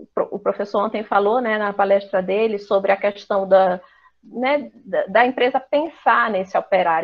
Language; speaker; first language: Portuguese; native; Portuguese